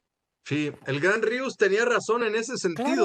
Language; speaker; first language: Spanish; native; Spanish